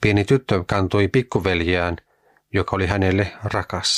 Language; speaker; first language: Finnish; native; Finnish